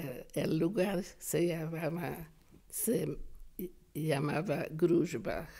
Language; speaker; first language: Spanish; non-native, fluent; Hungarian